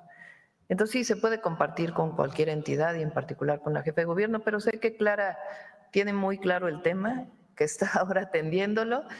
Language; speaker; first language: Spanish; native; Spanish